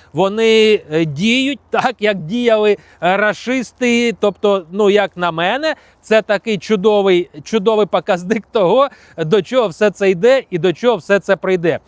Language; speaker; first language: Ukrainian; non-native, local second language; Russian